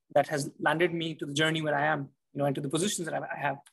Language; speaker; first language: English; non-native, local second language; Hindi